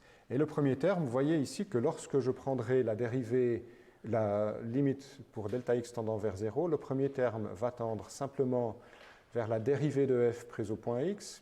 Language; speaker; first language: French; native; French